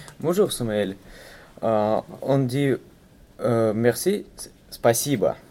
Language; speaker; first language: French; non-native, learner; Russian